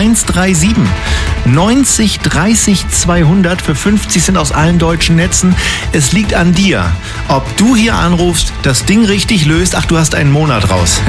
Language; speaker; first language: German; native; German